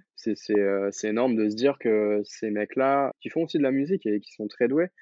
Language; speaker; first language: French; native; French